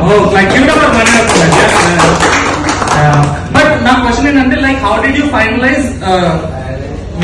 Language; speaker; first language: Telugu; native; Telugu